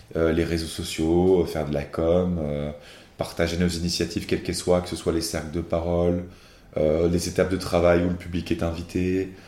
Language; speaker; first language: French; native; French